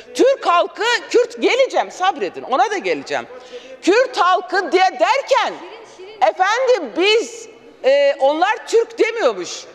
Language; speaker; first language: Turkish; non-native, local second language; Kurdish